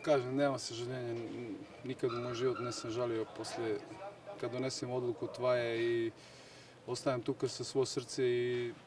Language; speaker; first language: Bulgarian; non-native, learner; Serbian